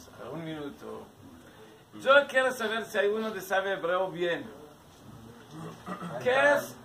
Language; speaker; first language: Spanish; non-native, learner; Hebrew